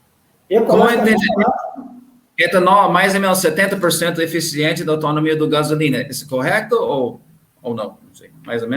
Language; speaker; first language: Portuguese; non-native, learner; English